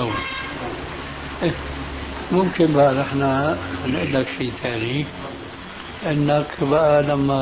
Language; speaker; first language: Arabic; native; Arabic